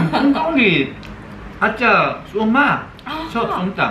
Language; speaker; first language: Thai; non-native, learner; Korean